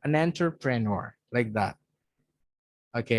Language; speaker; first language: English; non-native, fluent; Indonesian